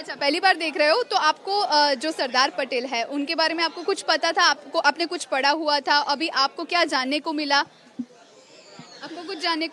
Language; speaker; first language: Hindi; non-native, local second language; Gujarati